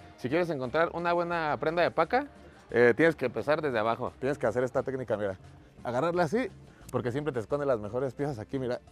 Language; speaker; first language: Spanish; native; Spanish